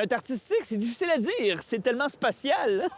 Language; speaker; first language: French; native; French